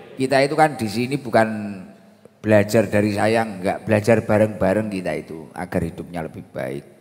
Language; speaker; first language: Indonesian; native; Indonesian